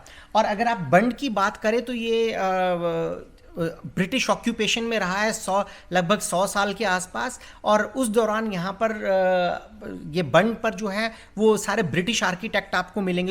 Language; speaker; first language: Hindi; native; Hindi